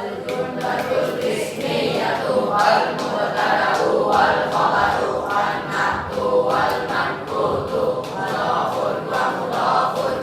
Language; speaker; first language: Arabic; non-native, learner; Indonesian